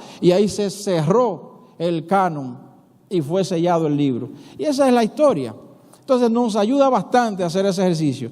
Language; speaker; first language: Spanish; native; Spanish